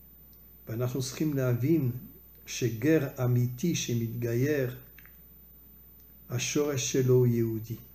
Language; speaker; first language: Hebrew; non-native, fluent; French